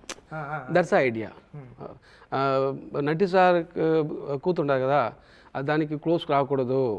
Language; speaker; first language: Telugu; non-native, learner; Tamil